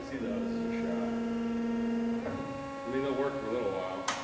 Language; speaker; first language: English; native; English